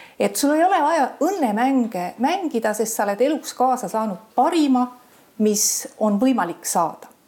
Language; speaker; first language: Estonian; native; Estonian